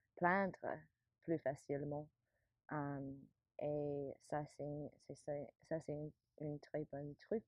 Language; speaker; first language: French; non-native, learner; English